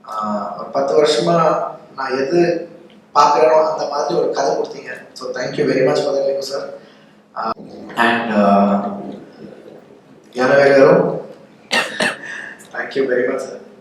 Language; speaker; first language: Tamil; non-native, local second language; Telugu